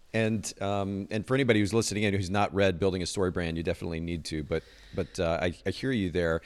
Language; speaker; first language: English; native; English